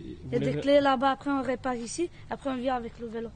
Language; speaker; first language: French; non-native, learner; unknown